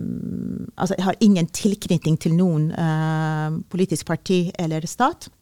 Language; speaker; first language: Norwegian; non-native, fluent; Persian